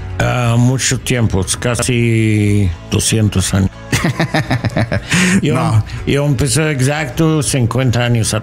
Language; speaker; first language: Spanish; non-native, learner; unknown